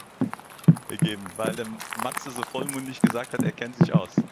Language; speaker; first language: German; native; German